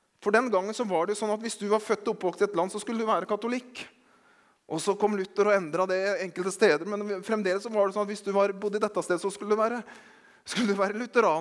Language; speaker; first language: Norwegian; native; Norwegian